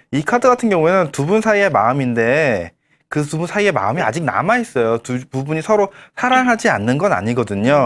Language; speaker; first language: Korean; native; Korean